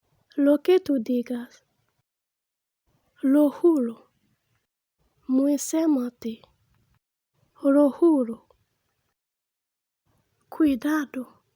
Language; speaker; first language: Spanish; non-native, fluent; Haitian Creole